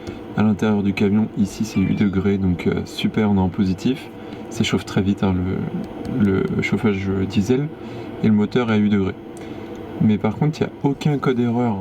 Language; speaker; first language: French; native; French